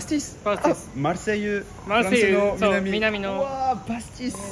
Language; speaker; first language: Japanese; non-native, fluent; French